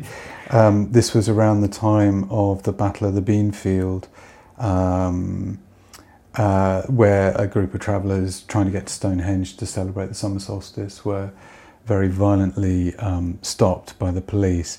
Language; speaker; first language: English; native; English